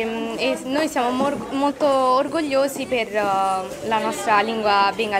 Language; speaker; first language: Italian; non-native, learner; Bangla